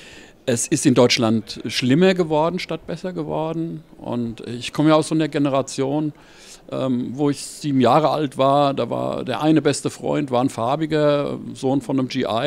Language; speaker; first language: German; native; German